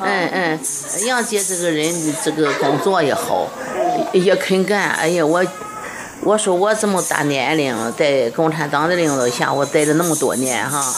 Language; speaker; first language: Chinese; native; Chinese